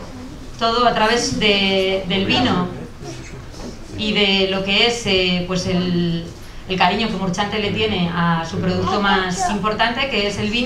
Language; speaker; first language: Spanish; native; Spanish